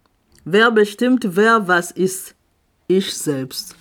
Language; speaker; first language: German; non-native, fluent; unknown